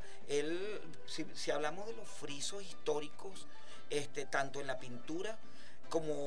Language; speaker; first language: Spanish; native; Spanish